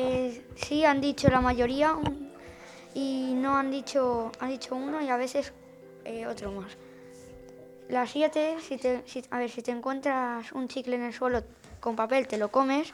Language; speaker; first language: Spanish; native; Spanish